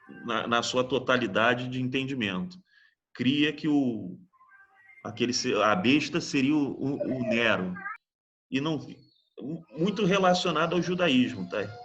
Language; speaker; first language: Portuguese; native; Portuguese